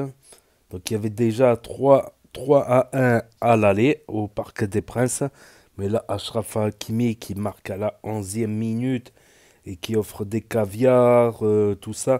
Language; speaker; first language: French; native; French